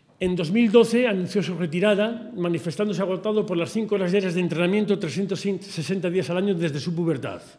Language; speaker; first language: Spanish; native; Spanish